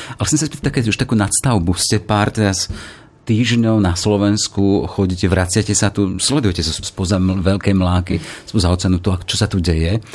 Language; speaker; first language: Slovak; native; Slovak